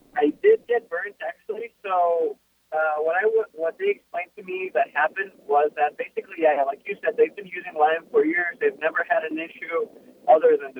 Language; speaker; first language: English; non-native, fluent; Spanish